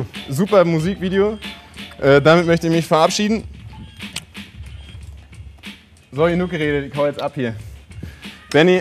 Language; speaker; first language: German; native; German